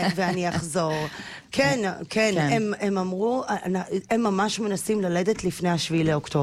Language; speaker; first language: Hebrew; non-native, fluent; English